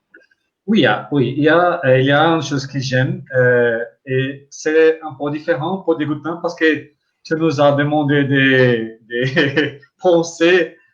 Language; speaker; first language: French; non-native, learner; Portuguese